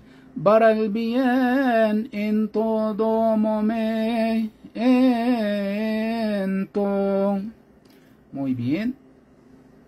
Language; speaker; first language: Spanish; non-native, fluent; Arabic